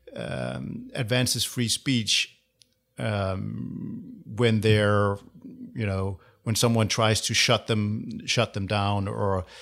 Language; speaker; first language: English; non-native, fluent; Danish